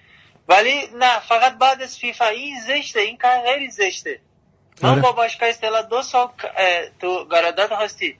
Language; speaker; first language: Persian; non-native, learner; Portuguese